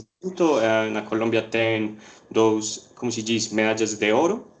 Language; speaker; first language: Portuguese; non-native, learner; Spanish